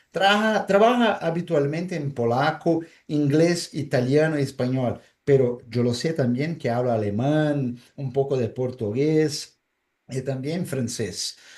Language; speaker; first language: Spanish; non-native, fluent; Portuguese